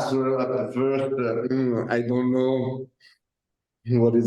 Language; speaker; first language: English; non-native, learner; Italian